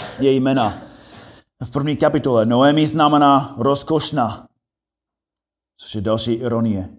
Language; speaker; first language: Czech; non-native, fluent; English